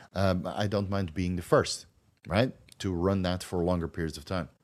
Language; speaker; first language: English; non-native, fluent; Dutch